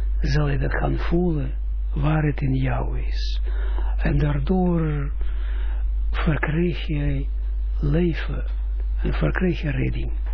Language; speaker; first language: Dutch; non-native, fluent; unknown